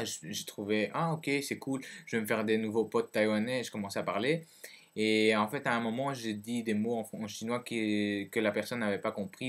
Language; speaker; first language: French; early bilingual, other home language; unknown